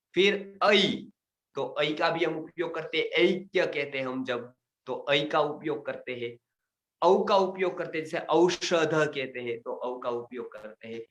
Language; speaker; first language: Hindi; non-native, local second language; Gujarati